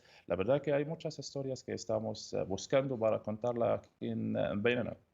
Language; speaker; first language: Spanish; non-native, learner; Arabic